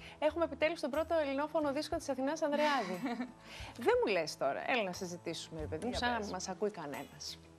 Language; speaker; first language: Greek; native; Greek